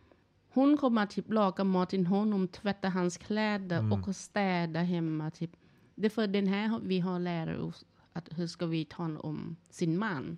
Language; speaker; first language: Swedish; non-native, learner; Thai